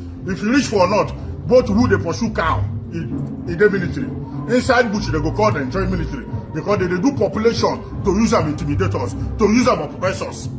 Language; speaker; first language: Nigerian Pidgin; non-native, local second language; Igbo